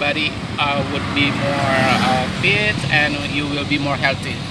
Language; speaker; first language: English; non-native, fluent; Indonesian